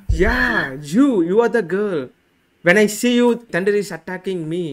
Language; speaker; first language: English; non-native, learner; Tamil